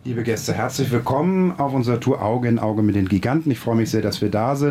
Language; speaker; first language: German; native; German